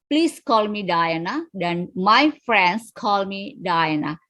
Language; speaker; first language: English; non-native, fluent; Indonesian